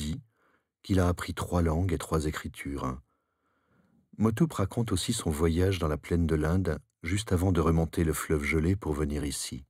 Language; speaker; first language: French; native; French